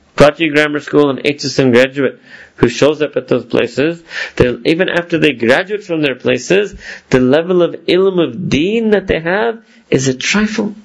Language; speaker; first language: English; early bilingual, other home language; Urdu